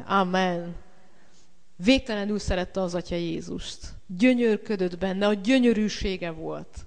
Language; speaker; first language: Hungarian; native; Hungarian